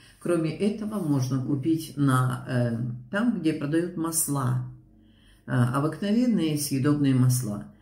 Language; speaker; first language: Russian; native; Russian